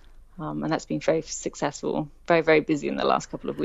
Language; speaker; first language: English; native; English